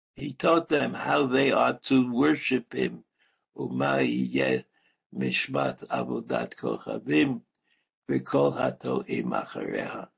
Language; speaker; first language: English; native; English